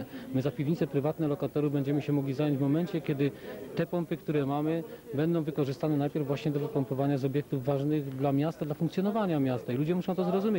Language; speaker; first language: Polish; native; Polish